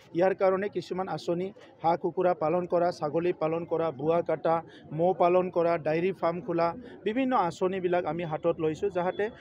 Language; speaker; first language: Assamese; non-native, local second language; Bodo